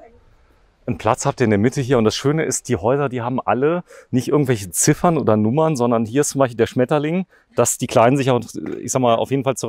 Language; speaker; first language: German; native; German